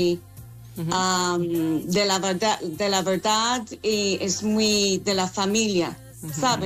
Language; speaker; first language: Spanish; non-native, fluent; English